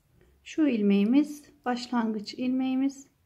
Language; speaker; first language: Turkish; native; Turkish